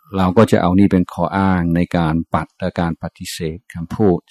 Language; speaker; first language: Thai; non-native, fluent; English